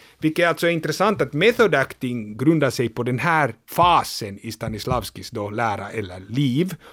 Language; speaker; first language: Swedish; native; Swedish